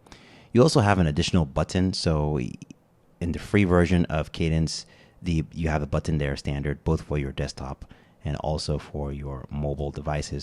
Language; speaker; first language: English; native; English